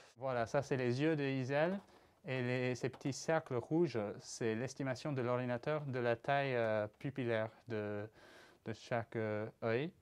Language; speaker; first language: French; non-native, fluent; English